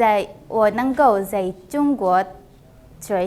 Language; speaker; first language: Chinese; non-native, learner; Indonesian